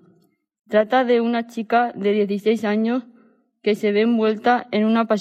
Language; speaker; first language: Spanish; native; Spanish